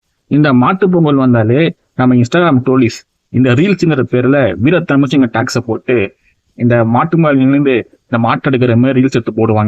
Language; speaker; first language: Tamil; native; Tamil